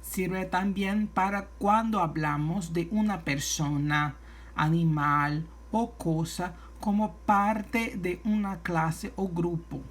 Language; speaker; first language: Spanish; non-native, fluent; Portuguese